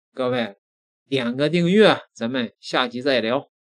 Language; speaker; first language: Chinese; native; Chinese